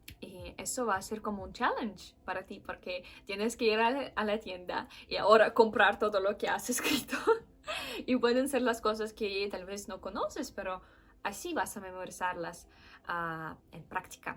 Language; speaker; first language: Spanish; non-native, fluent; Russian